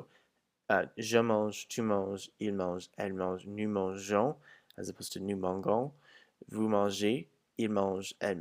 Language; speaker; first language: French; non-native, fluent; English